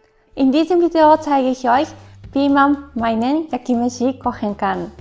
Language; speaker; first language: German; non-native, learner; Japanese